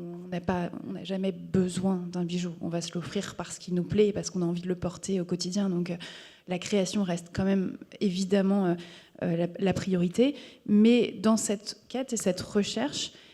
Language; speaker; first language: French; native; French